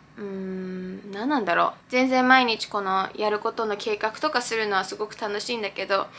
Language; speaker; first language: Japanese; early bilingual, heritage; Japanese